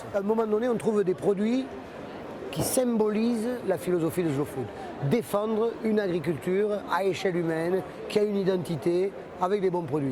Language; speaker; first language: French; native; French